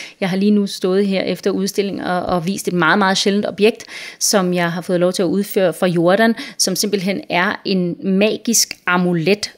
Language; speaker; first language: Danish; native; Danish